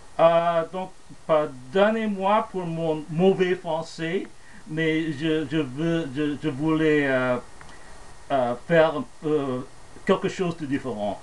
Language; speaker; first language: French; non-native, fluent; English